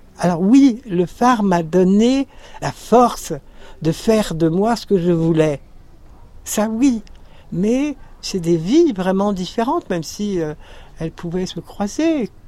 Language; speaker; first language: French; native; French